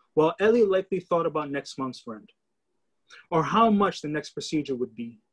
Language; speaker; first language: English; native; English